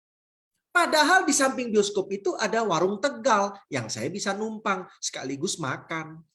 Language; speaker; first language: Indonesian; native; Indonesian